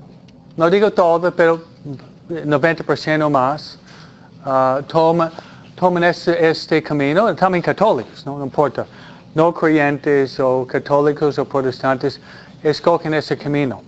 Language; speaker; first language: Spanish; non-native, fluent; English